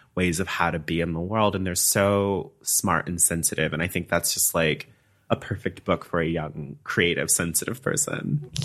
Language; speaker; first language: English; native; English